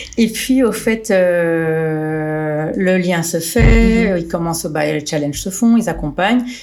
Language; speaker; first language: French; early bilingual, other home language; Portuguese